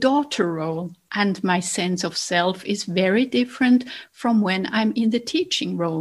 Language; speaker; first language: English; non-native, fluent; German